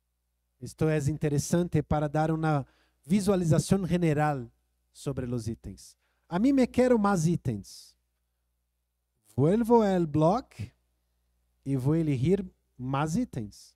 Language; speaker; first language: Spanish; non-native, fluent; Portuguese